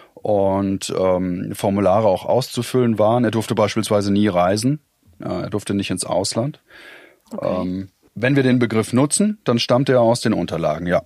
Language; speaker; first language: German; native; German